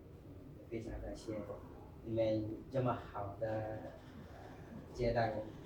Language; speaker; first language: Chinese; non-native, fluent; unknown